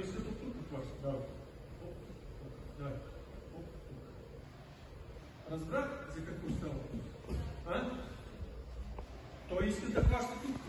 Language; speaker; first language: Bulgarian; non-native, learner; Russian